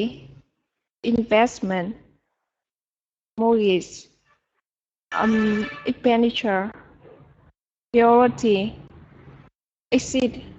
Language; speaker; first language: English; non-native, learner; Vietnamese